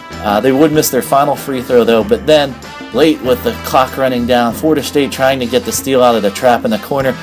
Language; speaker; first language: English; native; English